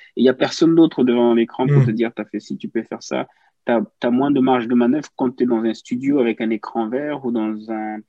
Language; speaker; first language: French; non-native, local second language; Kinyarwanda